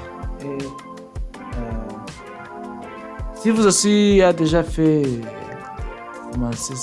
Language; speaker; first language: French; non-native, learner; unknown